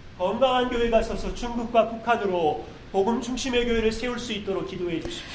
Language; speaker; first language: Korean; native; Korean